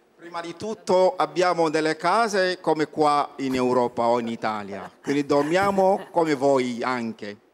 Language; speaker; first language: Italian; non-native, fluent; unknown